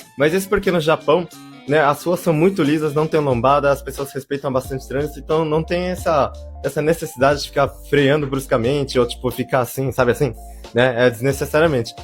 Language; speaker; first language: Portuguese; early bilingual, other home language; Japanese